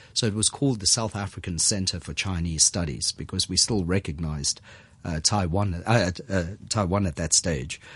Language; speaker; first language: English; native; English